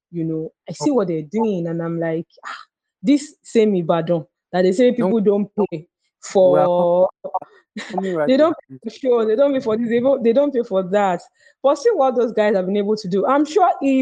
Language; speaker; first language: English; non-native, local second language; Yoruba